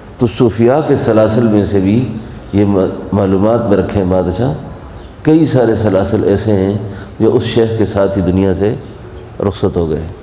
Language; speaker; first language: Urdu; native; Urdu